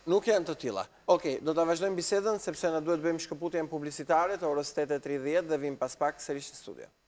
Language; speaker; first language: Albanian; native; Albanian